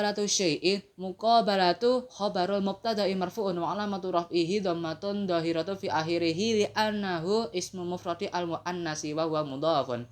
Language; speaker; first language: Arabic; non-native, learner; Indonesian